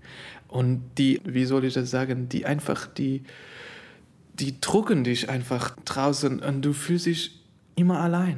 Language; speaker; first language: German; non-native, fluent; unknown